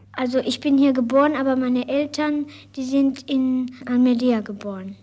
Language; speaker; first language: German; early bilingual, other home language; Spanish